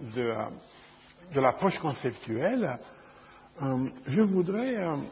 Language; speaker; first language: French; non-native, fluent; Romanian